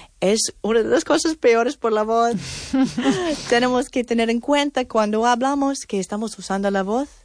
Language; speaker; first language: Spanish; non-native, fluent; English